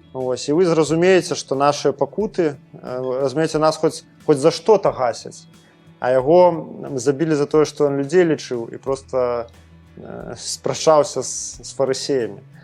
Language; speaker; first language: Belarusian; non-native, local second language; Russian